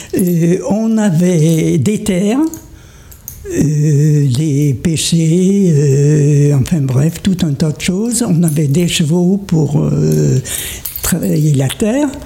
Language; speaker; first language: French; native; French